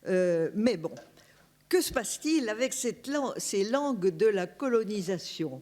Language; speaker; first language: French; native; French